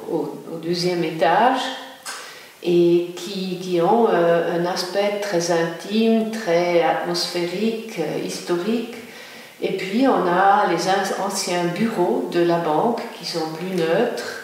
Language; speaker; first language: French; non-native, local second language; German